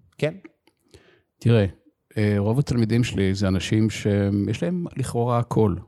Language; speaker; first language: Hebrew; native; Hebrew